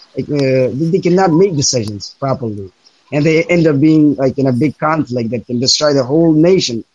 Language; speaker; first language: English; non-native, fluent; Persian